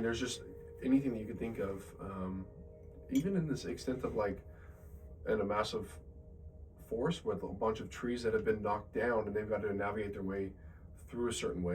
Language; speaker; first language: English; native; English